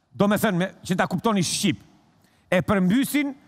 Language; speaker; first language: Albanian; native; Albanian